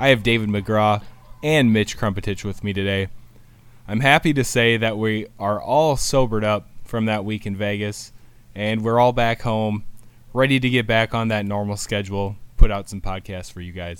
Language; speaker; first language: English; native; English